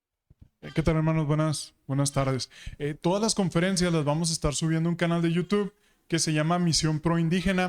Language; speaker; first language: Spanish; native; Spanish